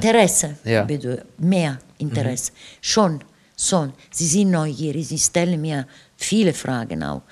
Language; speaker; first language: German; non-native, fluent; Italian